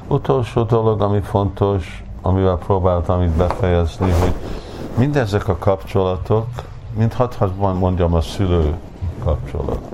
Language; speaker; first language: Hungarian; early bilingual, heritage; Hungarian